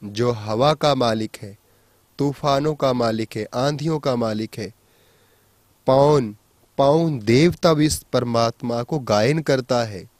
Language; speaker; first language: Hindi; non-native, local second language; Punjabi